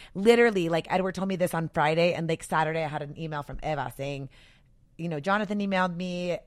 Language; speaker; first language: English; native; English